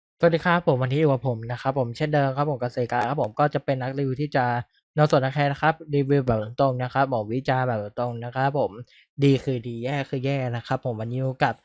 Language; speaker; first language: Thai; native; Thai